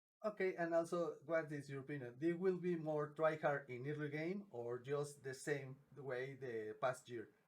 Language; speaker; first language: English; non-native, learner; Spanish